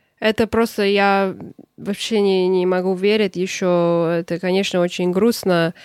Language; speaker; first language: Russian; early bilingual, heritage; Russian